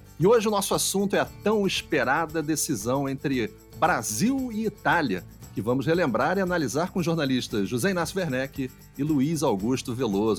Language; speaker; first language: Portuguese; native; Portuguese